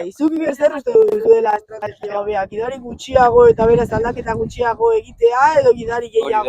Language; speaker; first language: Basque; native; Basque